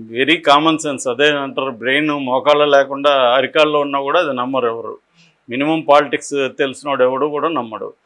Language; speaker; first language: Telugu; native; Telugu